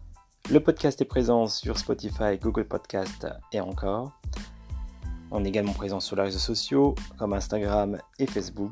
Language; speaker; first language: French; native; French